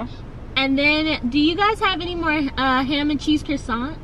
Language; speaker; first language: English; native; English